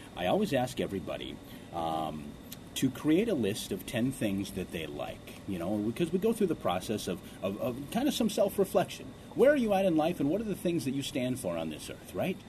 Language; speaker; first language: English; native; English